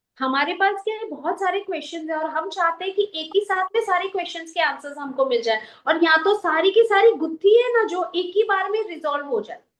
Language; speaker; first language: Hindi; native; Hindi